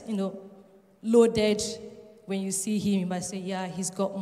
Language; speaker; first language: English; non-native, local second language; Igbo